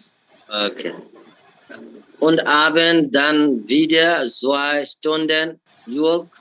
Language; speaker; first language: German; non-native, learner; Bangla